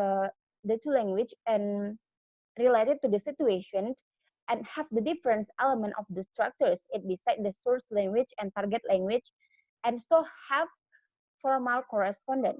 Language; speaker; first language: English; non-native, learner; Indonesian